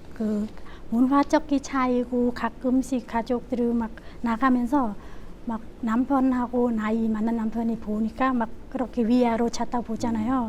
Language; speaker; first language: Korean; non-native, learner; Khmer